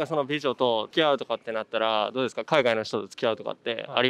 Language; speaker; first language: Japanese; native; Japanese